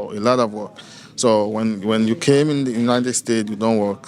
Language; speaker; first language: English; non-native, learner; Haitian Creole